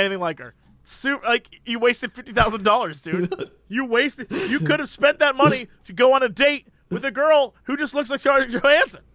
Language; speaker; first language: English; native; English